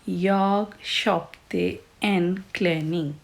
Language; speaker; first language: Swedish; non-native, fluent; Urdu